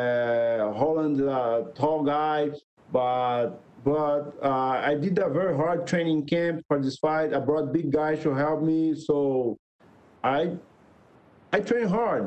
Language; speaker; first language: English; non-native, learner; Portuguese